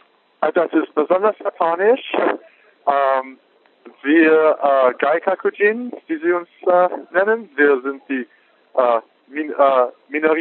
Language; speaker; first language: German; non-native, fluent; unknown